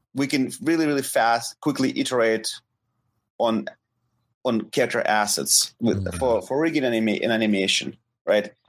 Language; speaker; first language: English; non-native, fluent; Ukrainian